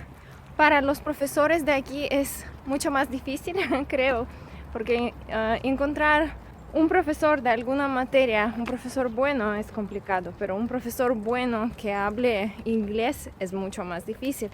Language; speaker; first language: Spanish; non-native, fluent; Russian